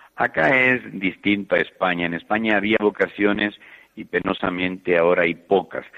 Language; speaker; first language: Spanish; native; Spanish